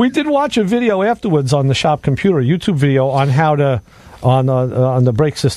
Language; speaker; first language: English; native; English